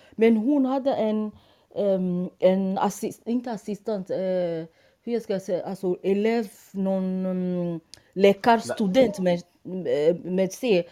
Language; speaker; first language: Swedish; non-native, fluent; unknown